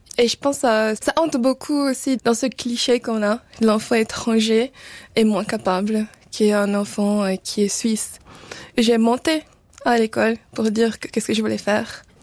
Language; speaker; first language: French; early bilingual, other home language; Portuguese